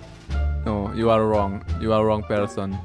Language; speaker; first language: English; non-native, learner; Indonesian